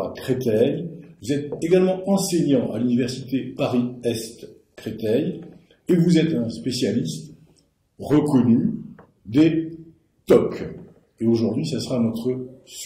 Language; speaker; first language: French; native; French